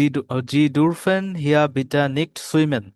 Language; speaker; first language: German; non-native, learner; Bangla